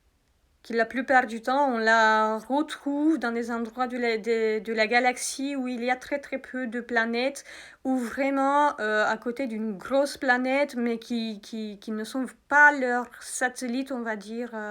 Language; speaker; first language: French; native; French